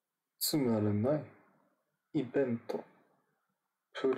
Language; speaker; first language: Japanese; non-native, learner; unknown